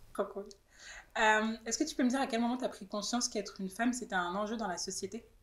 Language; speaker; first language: French; native; French